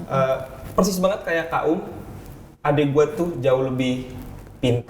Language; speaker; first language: Indonesian; native; Indonesian